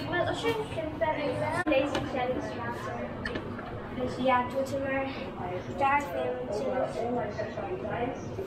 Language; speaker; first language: Dutch; early bilingual, other home language; Indonesian